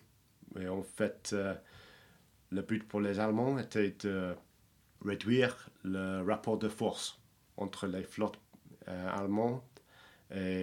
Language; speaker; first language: French; non-native, fluent; English